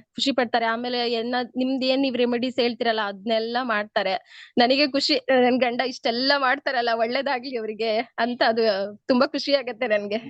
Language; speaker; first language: Kannada; native; Kannada